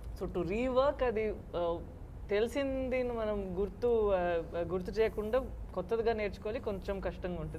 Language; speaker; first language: Telugu; non-native, local second language; Tamil